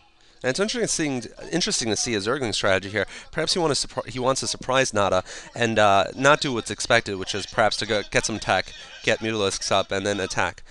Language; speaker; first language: English; native; English